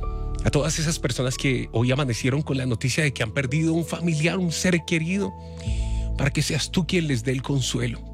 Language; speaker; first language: Spanish; native; Spanish